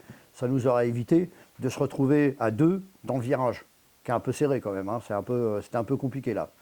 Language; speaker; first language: French; native; French